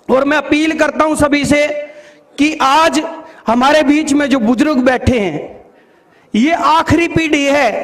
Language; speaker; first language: Hindi; native; Hindi